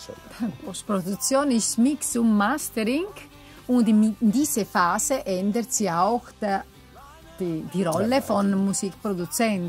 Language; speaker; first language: German; non-native, learner; Italian